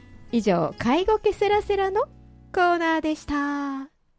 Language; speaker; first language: Japanese; native; Japanese